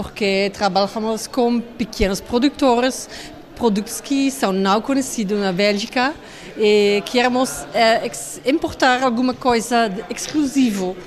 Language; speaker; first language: Portuguese; non-native, learner; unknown